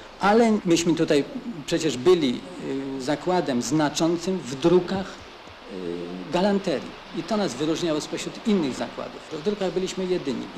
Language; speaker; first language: Polish; native; Polish